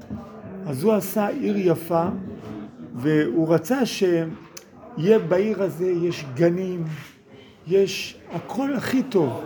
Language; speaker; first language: Hebrew; non-native, fluent; English